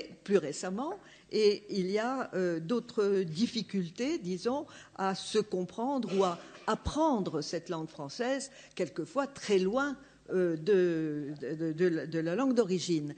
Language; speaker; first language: French; native; French